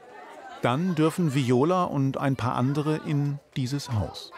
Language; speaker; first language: German; native; German